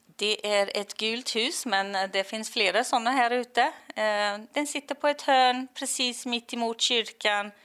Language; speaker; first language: Swedish; non-native, fluent; English